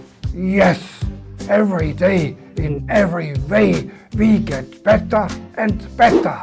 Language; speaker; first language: English; non-native, learner; German